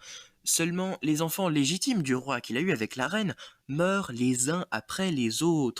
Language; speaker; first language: French; native; French